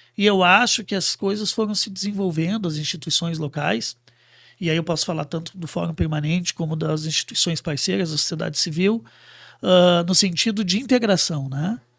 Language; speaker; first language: Portuguese; native; Portuguese